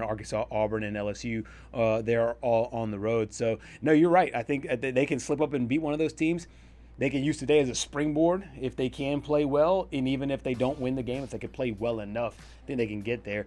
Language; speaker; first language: English; native; English